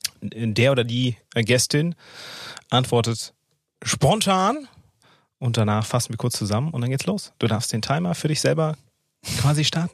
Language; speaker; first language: German; native; German